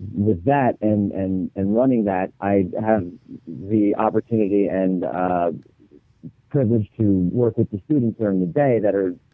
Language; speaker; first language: English; native; English